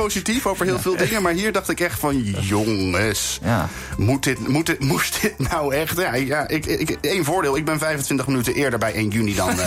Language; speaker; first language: Dutch; native; Dutch